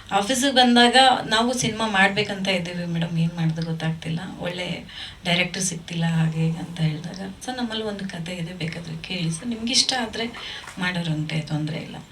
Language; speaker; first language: Kannada; native; Kannada